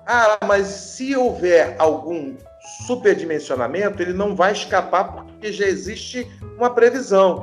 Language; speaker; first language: Portuguese; native; Portuguese